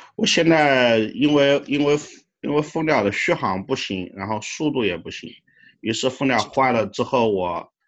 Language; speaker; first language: Chinese; native; Chinese